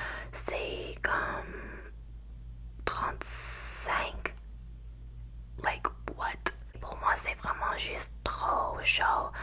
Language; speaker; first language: French; non-native, learner; English